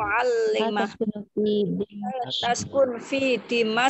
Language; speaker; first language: Arabic; non-native, learner; Indonesian